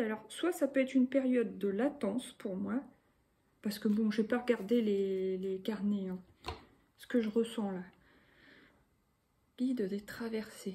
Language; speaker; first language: French; native; French